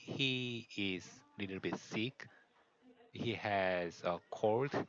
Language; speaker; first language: English; non-native, learner; Korean